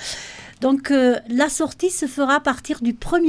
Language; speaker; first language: French; native; French